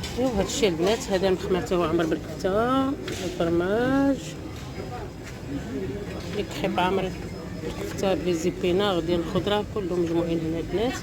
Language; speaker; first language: Arabic; native; Arabic